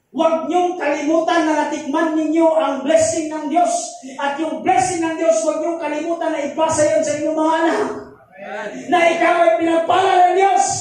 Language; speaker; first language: Filipino; non-native, local second language; Cebuano